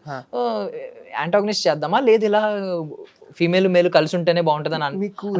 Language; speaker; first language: Telugu; native; Telugu